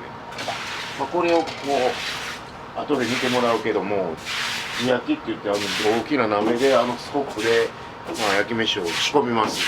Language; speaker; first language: Japanese; native; Japanese